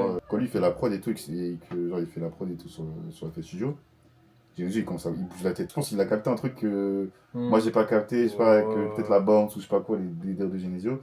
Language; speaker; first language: French; native; French